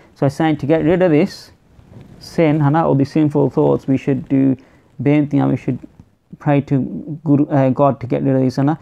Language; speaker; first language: English; native; English